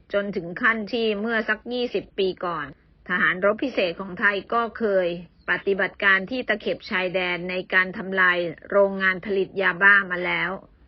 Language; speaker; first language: Thai; native; Thai